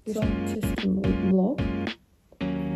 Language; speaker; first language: Czech; non-native, fluent; Ukrainian